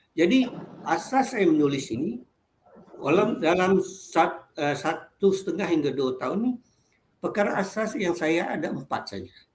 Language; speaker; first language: Malay; non-native, local second language; Chinese